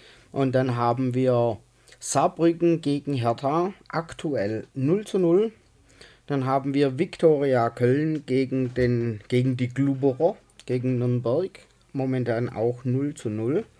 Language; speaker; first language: German; native; German